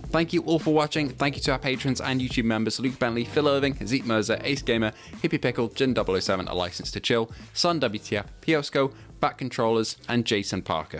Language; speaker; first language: English; native; English